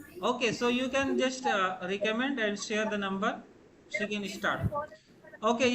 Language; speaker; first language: English; non-native, learner; Hindi